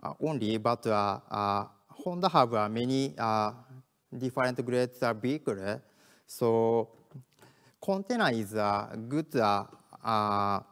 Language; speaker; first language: English; non-native, learner; Japanese